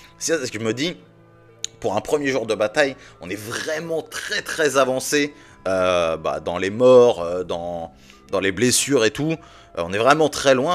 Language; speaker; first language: French; native; French